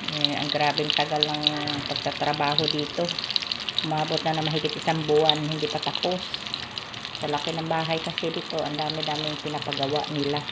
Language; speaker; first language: Filipino; non-native, local second language; Cebuano